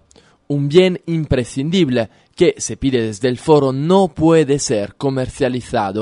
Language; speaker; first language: Spanish; non-native, fluent; Italian